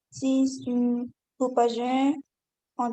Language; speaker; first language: French; non-native, learner; Spanish